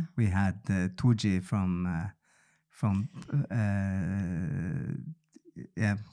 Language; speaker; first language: English; non-native, fluent; Norwegian